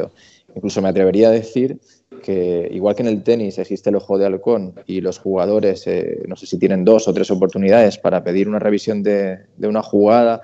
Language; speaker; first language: Spanish; native; Spanish